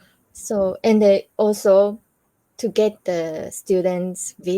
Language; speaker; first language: English; non-native, learner; Japanese